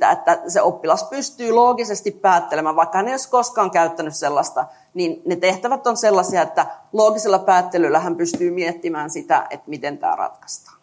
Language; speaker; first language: Finnish; native; Finnish